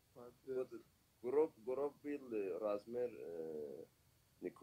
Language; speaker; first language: Russian; non-native, learner; Persian